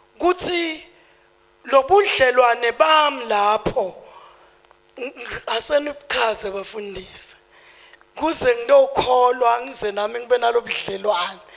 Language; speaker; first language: Zulu; native; Zulu